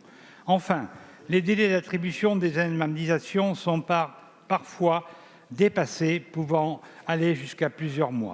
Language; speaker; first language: French; native; French